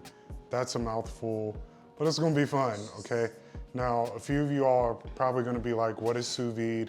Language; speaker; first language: English; native; English